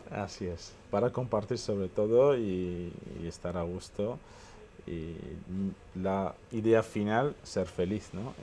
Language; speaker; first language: Spanish; non-native, fluent; Armenian